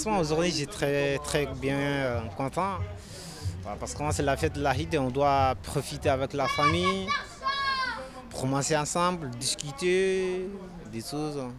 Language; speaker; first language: French; non-native, learner; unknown